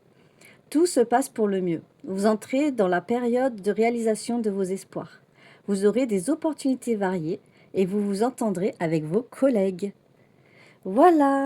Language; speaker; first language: French; native; French